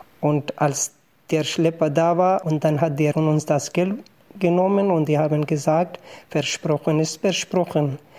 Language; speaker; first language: German; non-native, learner; Pashto